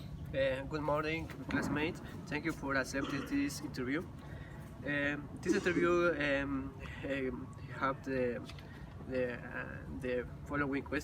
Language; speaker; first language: English; non-native, learner; Spanish